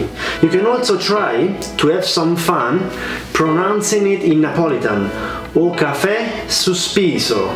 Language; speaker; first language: English; non-native, fluent; Italian